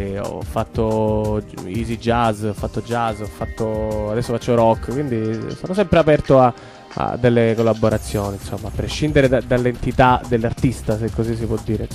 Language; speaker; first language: Italian; native; Italian